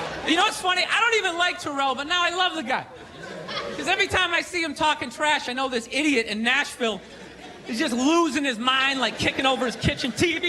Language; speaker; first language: English; native; English